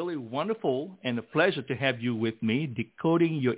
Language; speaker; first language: English; non-native, local second language; Min Nan Chinese